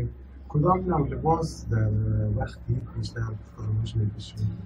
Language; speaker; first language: Persian; native; Persian